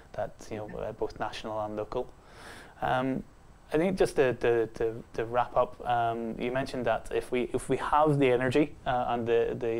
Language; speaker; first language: English; native; English